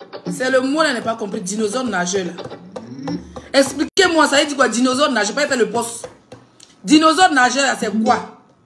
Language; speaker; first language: French; non-native, local second language; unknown